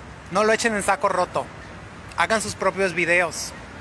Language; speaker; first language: Spanish; native; Spanish